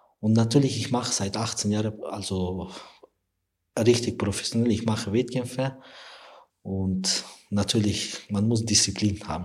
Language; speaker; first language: German; non-native, learner; Persian